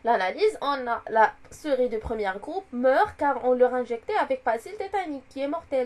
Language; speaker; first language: French; non-native, local second language; Arabic